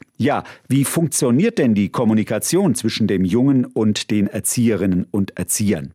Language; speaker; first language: German; native; German